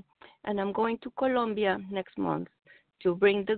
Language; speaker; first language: English; non-native, fluent; Spanish